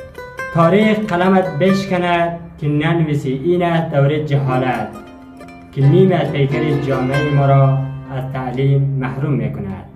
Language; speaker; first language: Persian; native; Persian